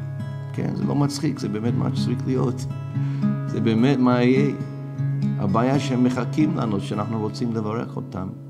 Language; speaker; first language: Hebrew; non-native, fluent; English